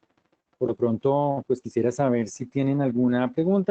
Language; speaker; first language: Spanish; native; Spanish